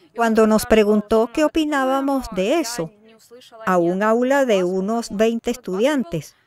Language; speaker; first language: Spanish; non-native, fluent; Russian